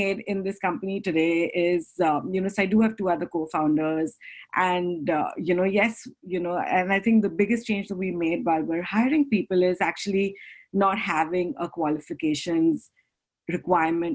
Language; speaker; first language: English; non-native, local second language; Hindi